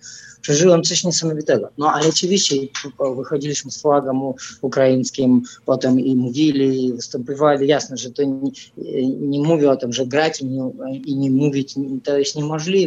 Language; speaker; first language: Polish; non-native, fluent; Russian